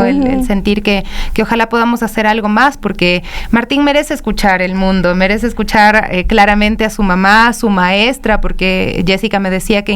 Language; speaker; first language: Spanish; native; Spanish